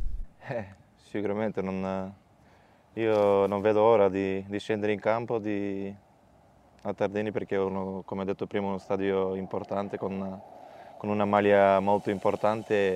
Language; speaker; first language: Italian; non-native, fluent; Macedonian